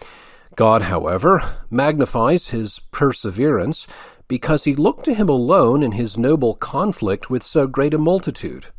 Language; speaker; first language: English; native; English